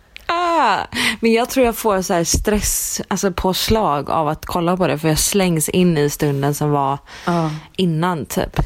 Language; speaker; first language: Swedish; native; Swedish